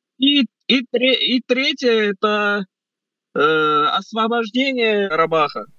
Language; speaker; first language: Russian; early bilingual, other home language; Armenian